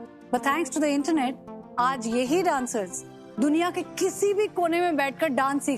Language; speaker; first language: Hindi; native; Hindi